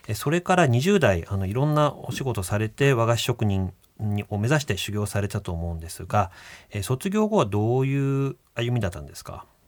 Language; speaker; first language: Japanese; native; Japanese